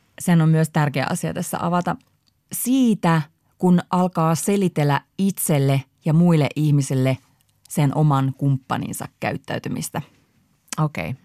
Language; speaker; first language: Finnish; native; Finnish